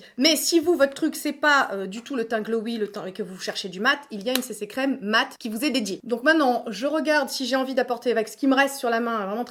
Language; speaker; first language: French; native; French